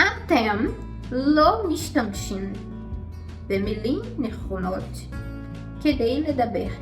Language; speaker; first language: Hebrew; non-native, fluent; Portuguese